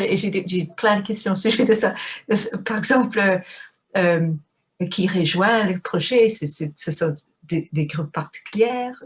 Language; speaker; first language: French; non-native, fluent; English